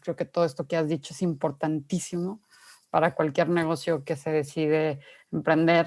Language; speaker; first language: Spanish; native; Spanish